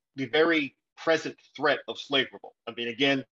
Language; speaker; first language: English; native; English